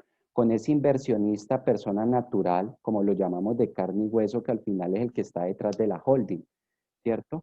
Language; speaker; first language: Spanish; native; Spanish